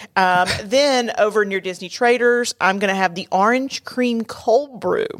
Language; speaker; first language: English; native; English